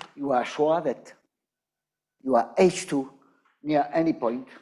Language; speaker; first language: English; non-native, fluent; Arabic